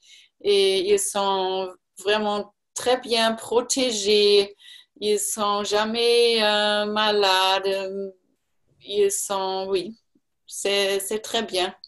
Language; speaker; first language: French; non-native, learner; German